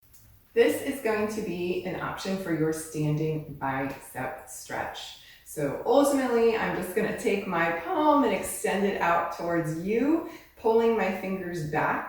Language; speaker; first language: English; native; English